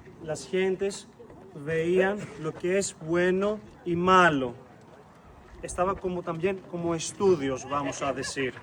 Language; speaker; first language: Spanish; non-native, fluent; Greek